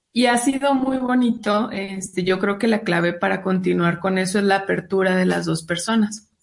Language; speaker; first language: Spanish; native; Spanish